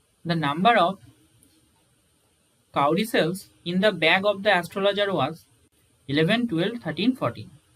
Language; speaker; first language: English; non-native, local second language; Bangla